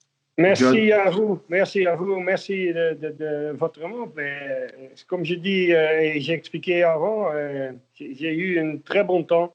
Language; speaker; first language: French; non-native, learner; Dutch